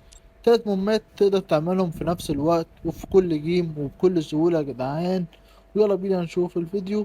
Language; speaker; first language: Arabic; native; Arabic